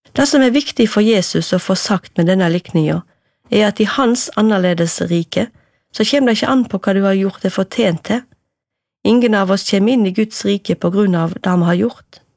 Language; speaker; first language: Norwegian; native; Norwegian